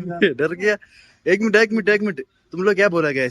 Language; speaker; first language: Hindi; non-native, learner; Malayalam